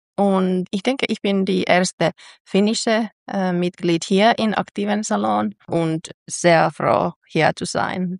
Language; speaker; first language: German; non-native, learner; Finnish